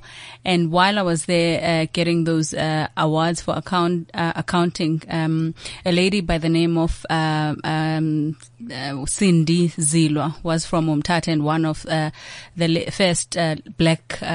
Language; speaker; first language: English; non-native, local second language; Xhosa